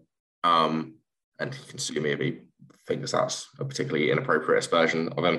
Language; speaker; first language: English; native; English